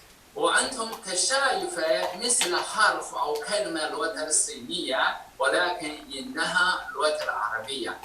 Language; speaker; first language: Arabic; non-native, fluent; Chinese